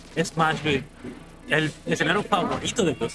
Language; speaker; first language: Spanish; native; Spanish